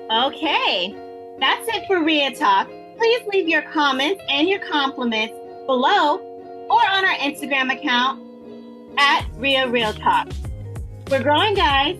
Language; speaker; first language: English; native; English